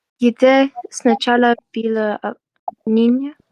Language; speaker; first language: Russian; non-native, learner; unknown